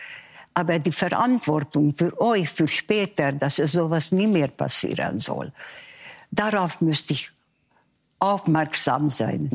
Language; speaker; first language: German; non-native, fluent; Hungarian